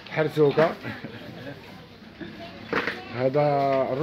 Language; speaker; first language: Arabic; native; Arabic